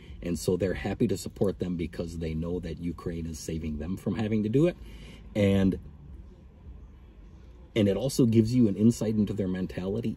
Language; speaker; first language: English; native; English